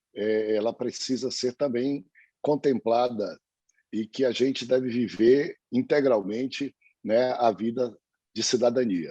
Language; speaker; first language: Portuguese; native; Portuguese